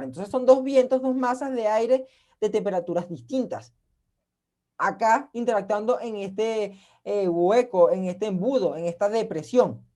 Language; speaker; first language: Spanish; native; Spanish